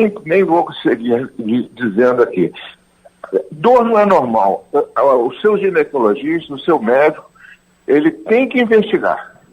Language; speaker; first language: Portuguese; native; Portuguese